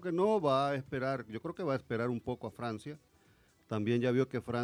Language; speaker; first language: Spanish; native; Spanish